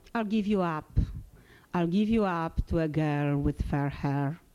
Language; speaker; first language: English; non-native, fluent; Polish